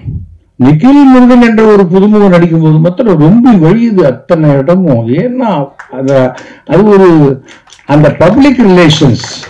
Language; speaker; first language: Tamil; native; Tamil